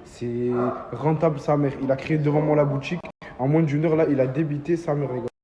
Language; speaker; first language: French; native; French